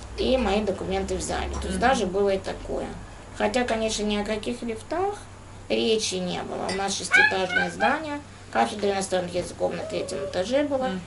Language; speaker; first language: Russian; native; Russian